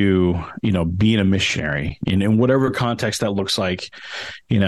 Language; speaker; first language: English; native; English